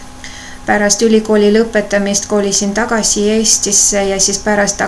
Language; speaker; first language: Estonian; non-native, local second language; Russian